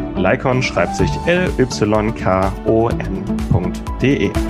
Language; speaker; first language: German; native; German